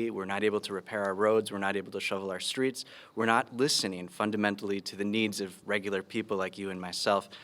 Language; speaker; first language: English; early bilingual, other home language; Spanish